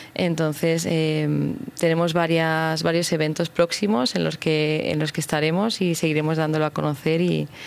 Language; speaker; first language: Spanish; native; Spanish